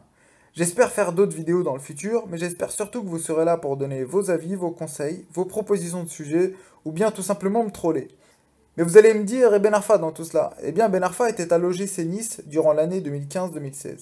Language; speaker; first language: French; native; French